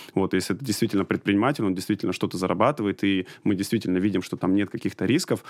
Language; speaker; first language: Russian; native; Russian